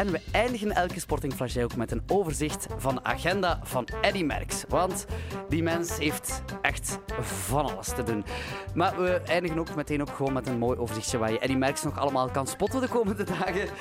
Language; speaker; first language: Dutch; native; Dutch